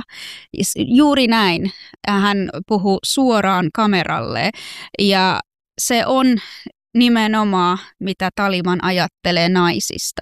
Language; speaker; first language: Finnish; non-native, fluent; Persian